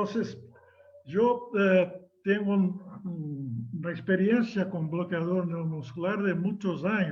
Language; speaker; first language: Spanish; non-native, learner; Portuguese